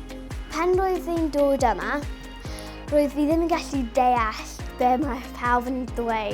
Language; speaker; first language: Welsh; non-native, local second language; English